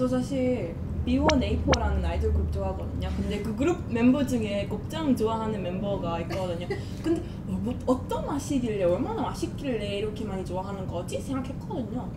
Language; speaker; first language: Korean; non-native, fluent; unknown